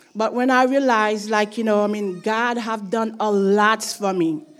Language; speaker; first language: English; non-native, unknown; Haitian Creole